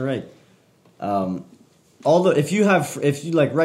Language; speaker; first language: English; native; English